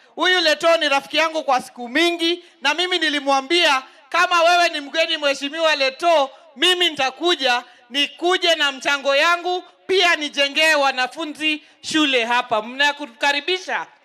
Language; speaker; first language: Swahili; non-native, local second language; Luo (Kenya and Tanzania)